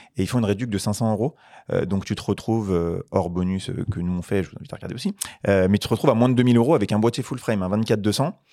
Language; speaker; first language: French; native; French